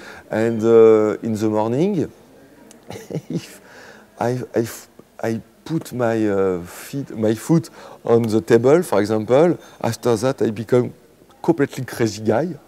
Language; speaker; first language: English; non-native, fluent; French